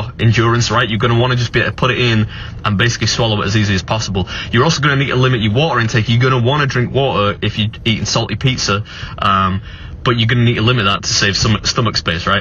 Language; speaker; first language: English; native; English